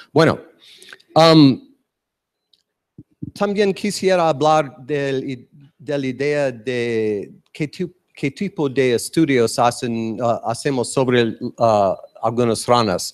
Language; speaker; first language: Spanish; non-native, learner; English